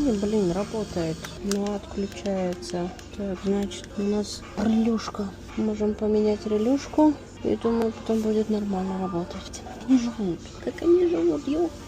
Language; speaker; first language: Russian; non-native, local second language; Tajik